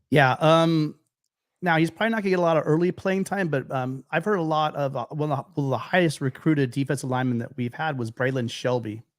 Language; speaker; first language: English; native; English